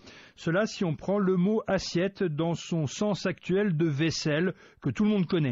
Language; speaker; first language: French; native; French